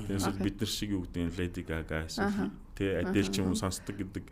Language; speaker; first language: Mongolian; native; Mongolian